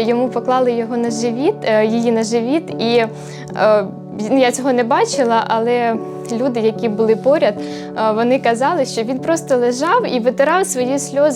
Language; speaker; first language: Ukrainian; native; Ukrainian